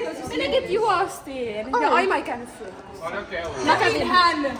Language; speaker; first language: Finnish; native; Finnish